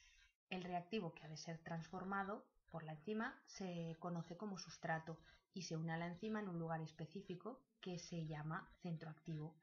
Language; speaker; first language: Spanish; native; Spanish